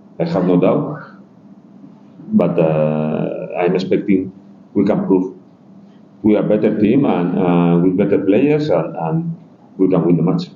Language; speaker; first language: English; non-native, learner; Spanish